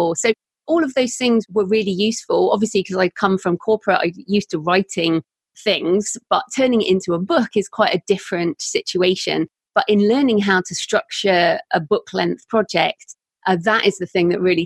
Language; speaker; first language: English; native; English